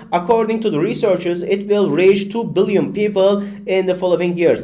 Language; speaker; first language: English; non-native, fluent; Turkish